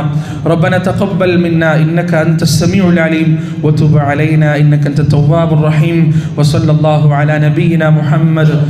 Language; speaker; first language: Malayalam; native; Malayalam